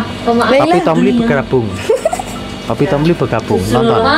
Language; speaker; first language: Indonesian; native; Indonesian